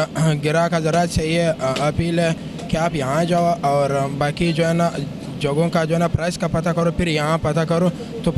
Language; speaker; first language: Hindi; non-native, local second language; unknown